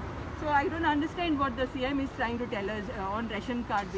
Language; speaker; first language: English; non-native, local second language; Konkani